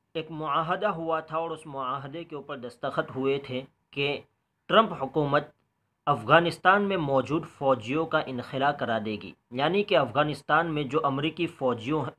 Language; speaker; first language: Urdu; native; Urdu